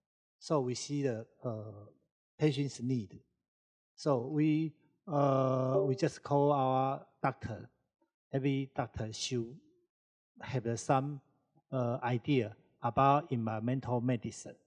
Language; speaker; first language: English; non-native, learner; Chinese